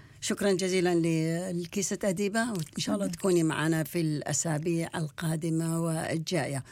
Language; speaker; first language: Arabic; native; Arabic